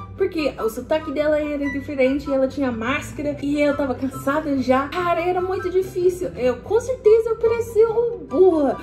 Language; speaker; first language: Portuguese; non-native, fluent; English